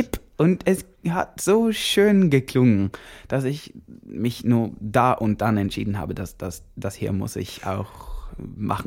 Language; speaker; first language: German; non-native, learner; Norwegian